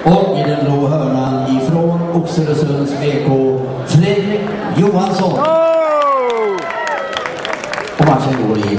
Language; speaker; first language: Swedish; native; Swedish